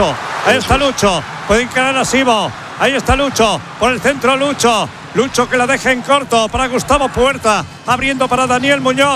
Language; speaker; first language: Spanish; native; Spanish